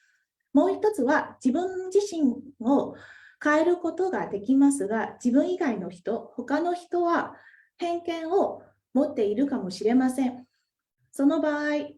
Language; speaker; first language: Japanese; non-native, fluent; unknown